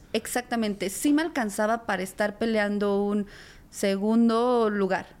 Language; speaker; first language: Spanish; native; Spanish